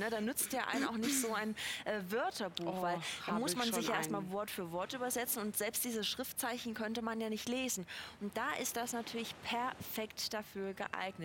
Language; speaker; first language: German; native; German